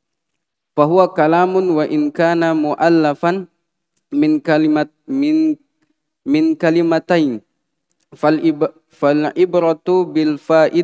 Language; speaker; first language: Arabic; non-native, learner; Indonesian